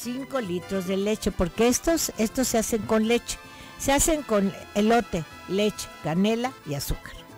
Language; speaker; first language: Spanish; native; Spanish